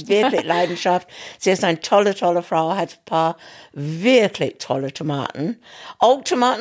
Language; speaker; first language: German; non-native, fluent; English